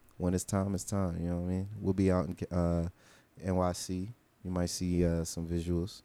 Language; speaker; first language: English; early bilingual, other home language; Haitian Creole